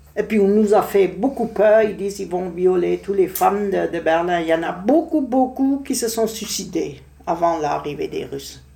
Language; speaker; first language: French; non-native, fluent; German